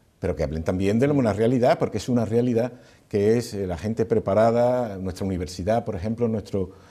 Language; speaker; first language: Spanish; native; Spanish